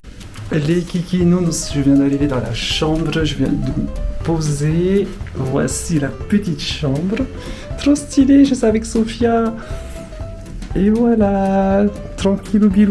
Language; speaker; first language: French; native; French